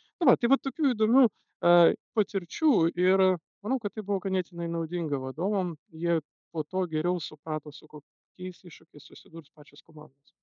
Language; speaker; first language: Lithuanian; non-native, local second language; Russian